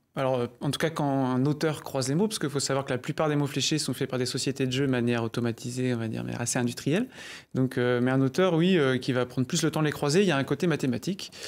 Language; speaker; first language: French; native; French